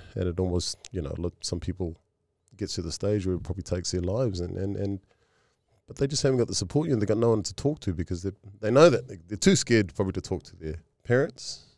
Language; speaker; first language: English; early bilingual, other home language; Tongan